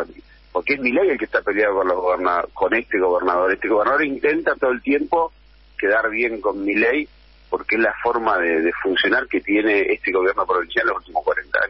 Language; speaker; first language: Spanish; native; Spanish